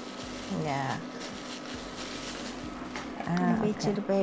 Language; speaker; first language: Dutch; non-native, learner; Indonesian